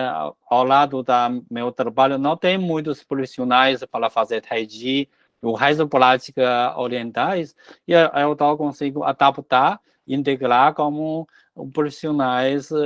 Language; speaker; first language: Portuguese; non-native, fluent; Chinese